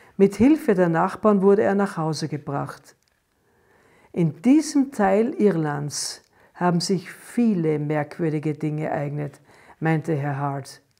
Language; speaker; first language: German; native; German